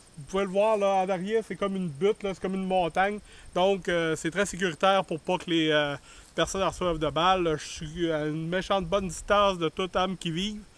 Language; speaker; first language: French; native; French